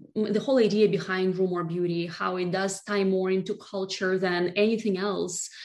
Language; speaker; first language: English; non-native, fluent; Russian